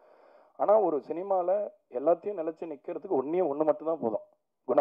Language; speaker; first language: Tamil; native; Tamil